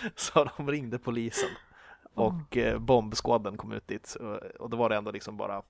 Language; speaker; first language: Swedish; native; Swedish